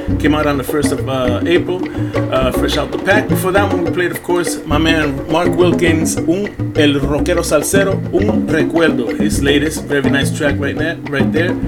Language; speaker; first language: English; early bilingual, other home language; Spanish